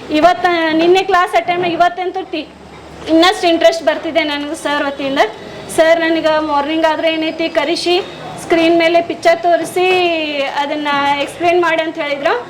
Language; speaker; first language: Kannada; native; Kannada